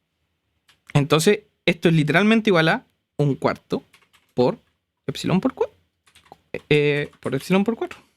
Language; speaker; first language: Spanish; native; Spanish